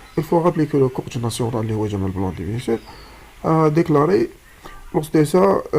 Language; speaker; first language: French; non-native, local second language; Arabic